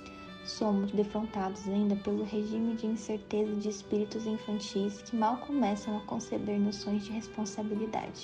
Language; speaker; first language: Portuguese; native; Portuguese